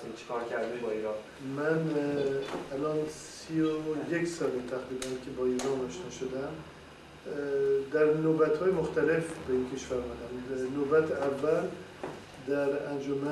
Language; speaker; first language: Persian; non-native, fluent; French